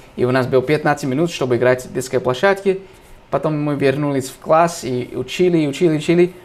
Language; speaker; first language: Russian; non-native, fluent; English